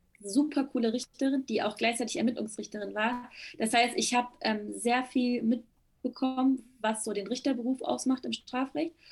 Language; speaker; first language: German; early bilingual, other home language; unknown